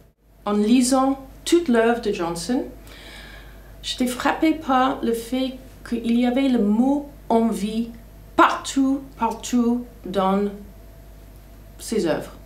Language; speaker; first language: French; non-native, fluent; English